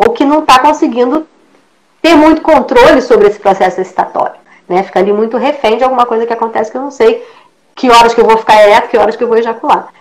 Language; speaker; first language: Portuguese; native; Portuguese